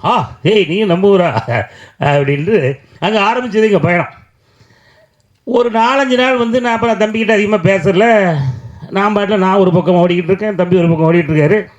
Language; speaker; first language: Tamil; native; Tamil